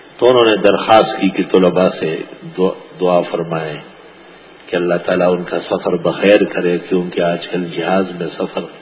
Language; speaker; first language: Urdu; non-native, local second language; Pashto